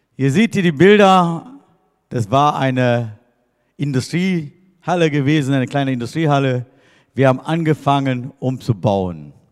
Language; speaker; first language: German; non-native, fluent; Tamil